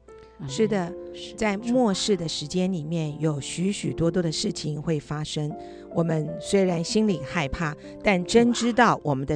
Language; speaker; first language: Chinese; native; Chinese